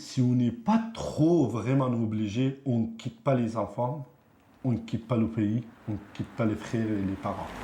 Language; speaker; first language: French; non-native, fluent; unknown